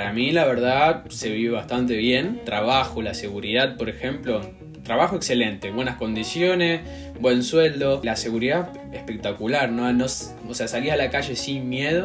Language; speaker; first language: Spanish; native; Spanish